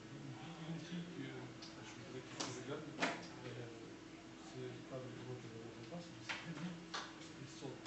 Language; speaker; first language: French; non-native, fluent; Russian